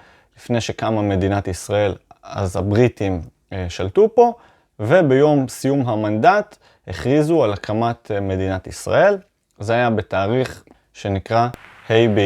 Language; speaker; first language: Hebrew; native; Hebrew